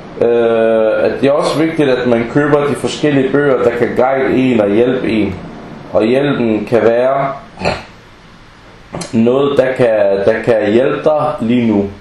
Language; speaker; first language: Danish; early bilingual, other home language; Arabic